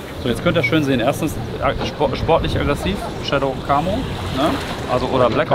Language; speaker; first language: German; native; German